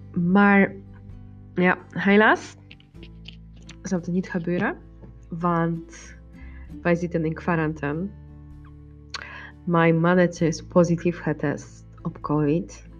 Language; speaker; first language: Dutch; non-native, learner; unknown